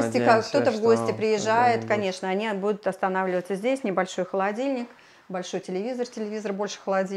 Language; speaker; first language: Russian; native; Russian